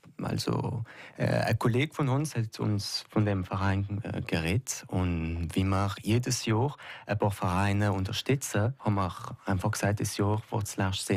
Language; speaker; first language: German; non-native, local second language; French